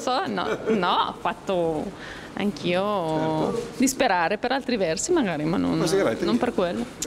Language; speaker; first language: Italian; native; Italian